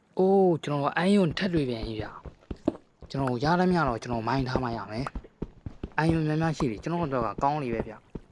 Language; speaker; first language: Burmese; native; Burmese